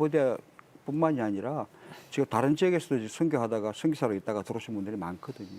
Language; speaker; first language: Korean; native; Korean